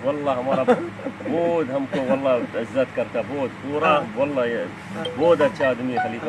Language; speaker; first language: Hindi; non-native, learner; Arabic